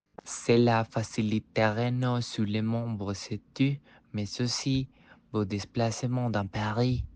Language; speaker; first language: French; non-native, fluent; Spanish